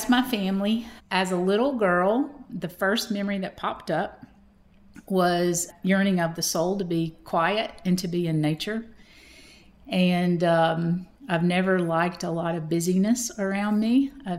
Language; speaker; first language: English; native; English